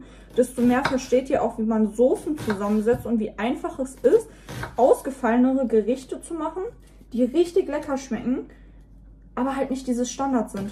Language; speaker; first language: German; native; German